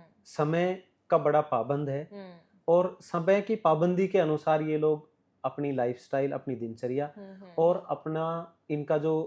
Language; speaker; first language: Hindi; native; Hindi